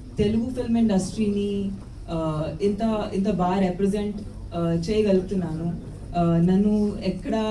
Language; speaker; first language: Telugu; non-native, local second language; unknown